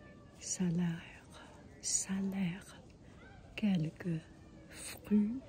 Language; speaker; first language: French; non-native, learner; Chinese